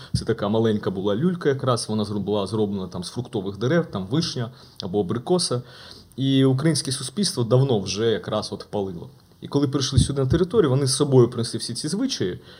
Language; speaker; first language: Ukrainian; native; Ukrainian